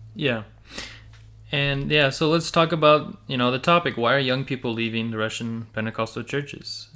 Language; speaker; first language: English; early bilingual, other home language; Russian